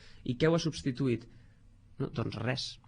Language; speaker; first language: Catalan; native; Catalan